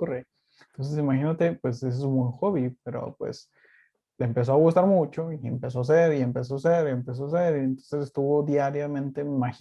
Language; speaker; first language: Spanish; native; Spanish